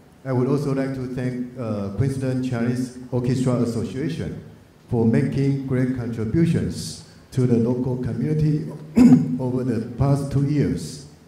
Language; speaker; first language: English; non-native, fluent; Chinese